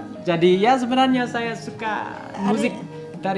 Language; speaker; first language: Indonesian; early bilingual, heritage; English